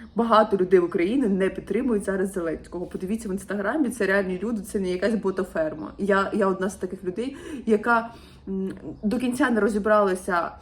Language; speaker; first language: Ukrainian; non-native, local second language; Russian